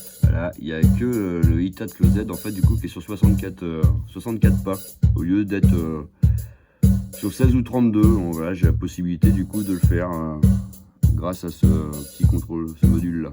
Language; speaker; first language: French; native; French